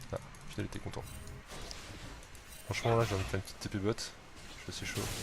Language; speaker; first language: French; native; French